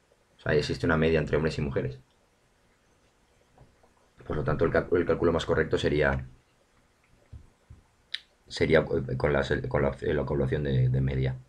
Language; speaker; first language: Spanish; native; Spanish